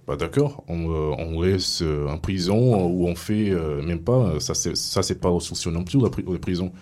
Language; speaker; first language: French; non-native, fluent; Portuguese